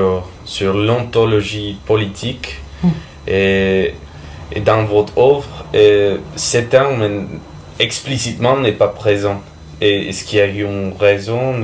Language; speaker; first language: French; non-native, fluent; Spanish